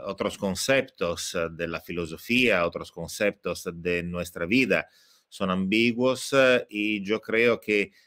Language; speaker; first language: Spanish; non-native, fluent; Italian